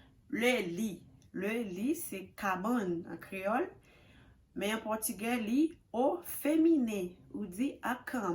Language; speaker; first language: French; non-native, local second language; Haitian Creole